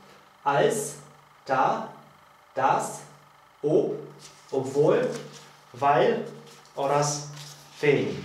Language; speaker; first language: German; non-native, learner; Polish